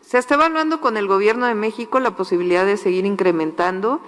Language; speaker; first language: Spanish; native; Spanish